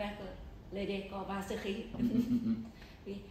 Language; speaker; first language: French; non-native, fluent; Thai